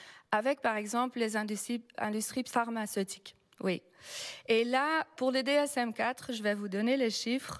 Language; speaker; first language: French; non-native, fluent; Dutch